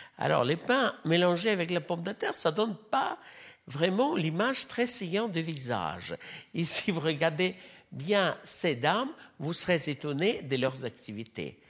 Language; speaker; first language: French; non-native, fluent; Russian